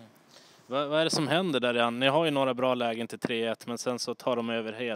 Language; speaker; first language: Swedish; native; Swedish